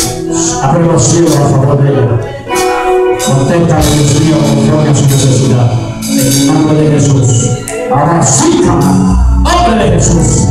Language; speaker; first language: Spanish; native; Spanish